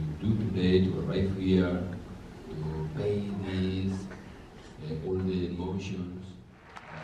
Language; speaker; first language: English; non-native, learner; Spanish